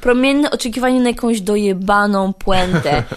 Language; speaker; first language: Polish; native; Polish